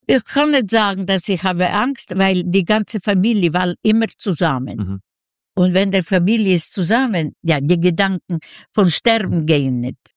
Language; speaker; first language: German; non-native, fluent; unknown